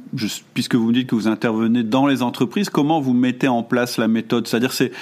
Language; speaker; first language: French; non-native, fluent; German